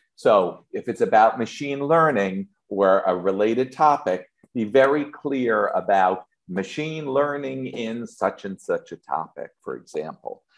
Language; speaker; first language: English; native; English